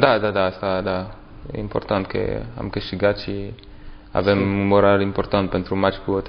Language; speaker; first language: Romanian; non-native, learner; French